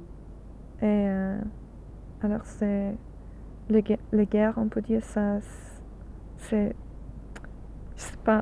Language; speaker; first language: French; non-native, learner; English